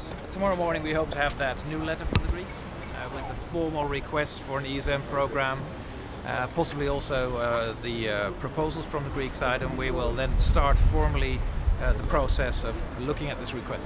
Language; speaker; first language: English; non-native, fluent; Dutch